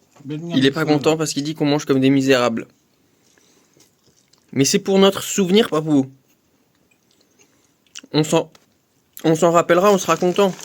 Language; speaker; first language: French; native; French